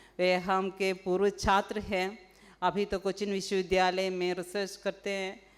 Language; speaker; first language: Hindi; non-native, local second language; Malayalam